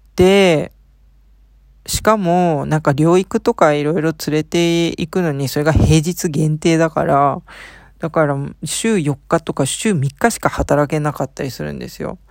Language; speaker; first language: Japanese; early bilingual, heritage; Japanese